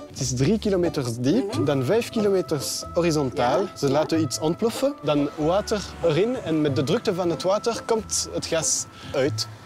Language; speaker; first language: Dutch; non-native, local second language; French